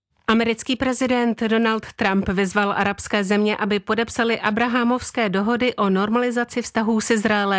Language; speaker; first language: Czech; native; Czech